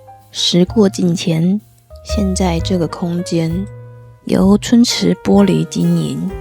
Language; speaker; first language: Chinese; native; Chinese